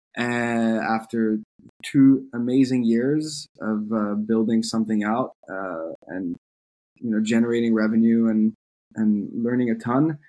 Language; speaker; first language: English; non-native, fluent; French